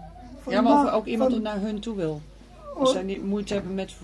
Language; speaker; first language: Dutch; native; Dutch